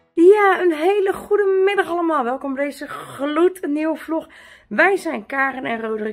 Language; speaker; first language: Dutch; native; Dutch